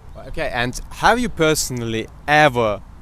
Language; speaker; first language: English; non-native, fluent; Russian